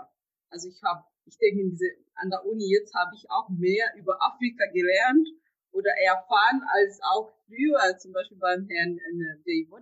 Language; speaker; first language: German; non-native, fluent; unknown